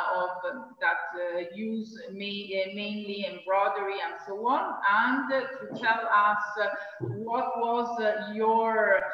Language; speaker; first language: English; non-native, fluent; Italian